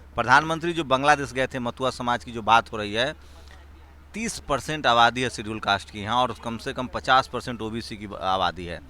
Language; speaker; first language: Hindi; native; Hindi